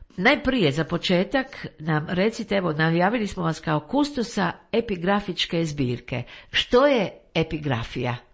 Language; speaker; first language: Croatian; native; Croatian